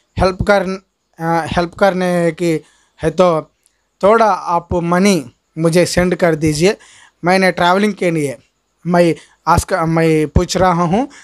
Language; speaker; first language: Hindi; non-native, local second language; Telugu